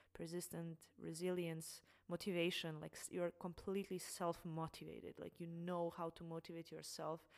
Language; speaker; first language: English; non-native, fluent; Serbian